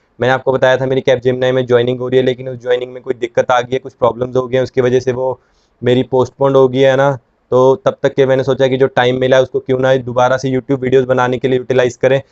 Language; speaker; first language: Hindi; native; Hindi